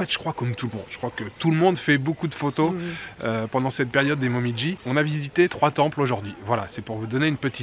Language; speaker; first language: French; native; French